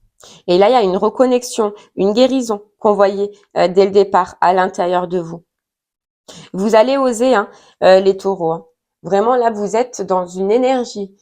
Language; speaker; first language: French; native; French